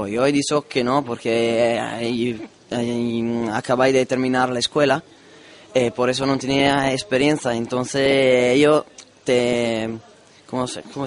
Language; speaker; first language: Spanish; non-native, learner; Italian